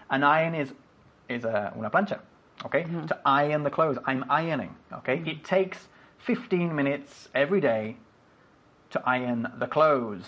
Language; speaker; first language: English; native; English